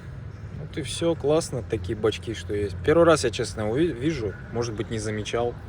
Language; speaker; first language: Russian; native; Russian